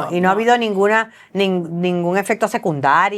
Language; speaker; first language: Spanish; native; Spanish